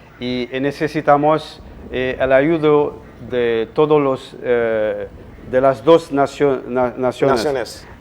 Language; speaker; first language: Spanish; non-native, local second language; Haitian Creole